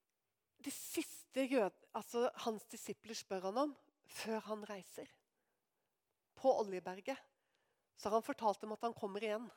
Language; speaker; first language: Norwegian; native; Norwegian